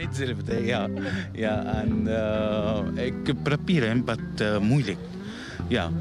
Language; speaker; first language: Dutch; non-native, learner; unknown